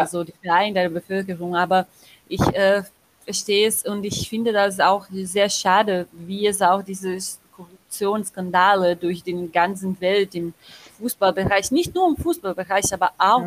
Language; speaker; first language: German; non-native, learner; Portuguese